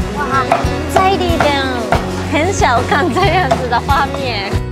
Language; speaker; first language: Chinese; non-native, learner; Japanese